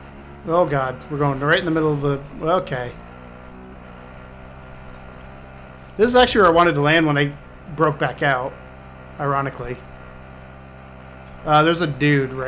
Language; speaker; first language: English; native; English